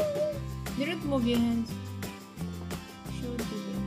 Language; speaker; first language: English; non-native, local second language; Filipino